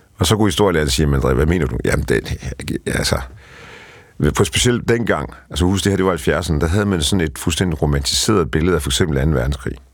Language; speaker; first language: Danish; early bilingual, other home language; Polish